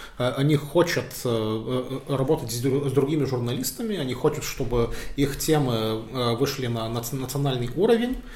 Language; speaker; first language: Russian; non-native, fluent; Lithuanian